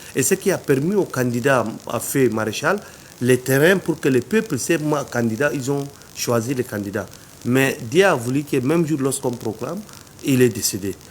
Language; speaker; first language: French; non-native, local second language; Arabic